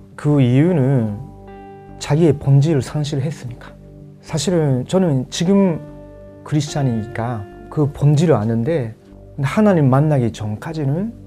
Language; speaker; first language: Korean; non-native, fluent; Japanese